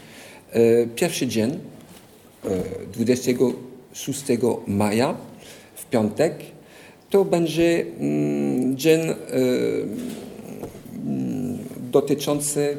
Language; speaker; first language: Polish; non-native, fluent; French